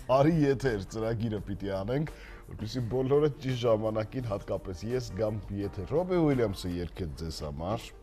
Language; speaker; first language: Armenian; native; Armenian